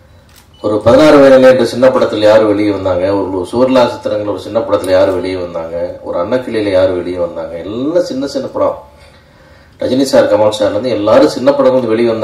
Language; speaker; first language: Tamil; native; Tamil